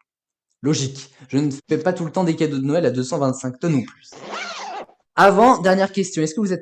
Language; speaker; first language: French; native; French